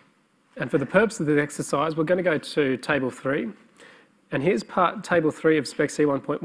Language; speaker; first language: English; native; English